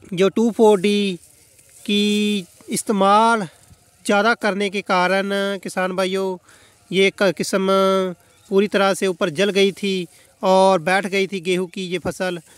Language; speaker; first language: Hindi; non-native, local second language; Punjabi